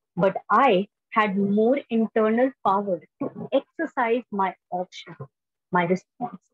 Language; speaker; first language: English; non-native, local second language; Hindi